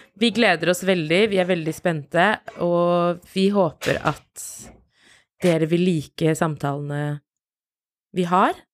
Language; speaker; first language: Norwegian; native; Norwegian